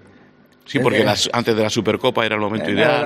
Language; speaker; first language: Spanish; native; Spanish